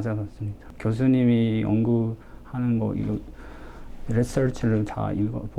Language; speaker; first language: Korean; non-native, learner; Uzbek